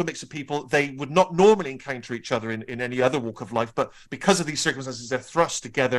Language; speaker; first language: English; native; English